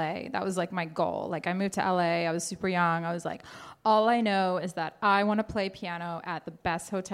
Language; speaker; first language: English; native; English